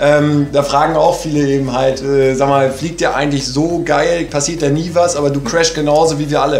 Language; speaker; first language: German; native; German